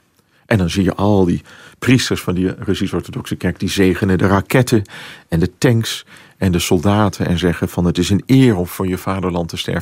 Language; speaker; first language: Dutch; native; Dutch